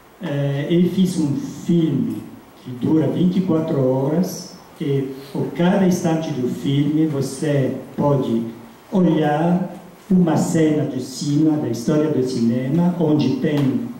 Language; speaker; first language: Portuguese; non-native, fluent; Italian